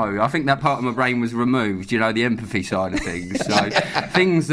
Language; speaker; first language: English; native; English